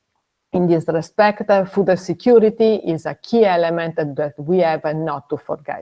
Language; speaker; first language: English; non-native, fluent; Italian